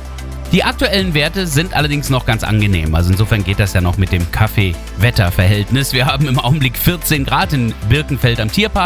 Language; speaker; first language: German; native; German